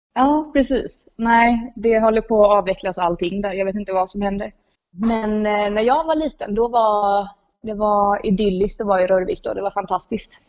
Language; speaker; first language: Swedish; native; Swedish